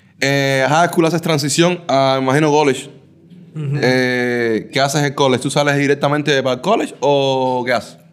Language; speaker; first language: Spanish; early bilingual, heritage; Spanish